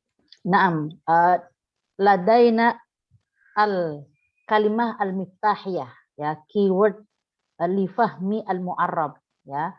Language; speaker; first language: Arabic; non-native, fluent; Indonesian